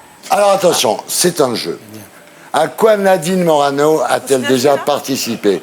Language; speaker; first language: French; native; French